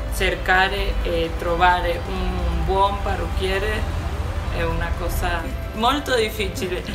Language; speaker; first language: Italian; non-native, learner; Spanish